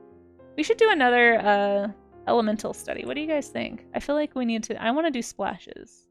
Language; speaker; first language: English; native; English